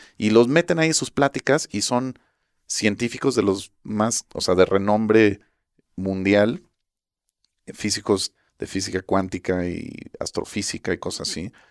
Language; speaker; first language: Spanish; early bilingual, heritage; Spanish